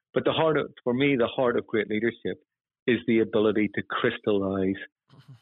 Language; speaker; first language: English; native; English